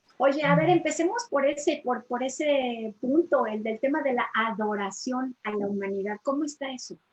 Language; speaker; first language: Spanish; native; Spanish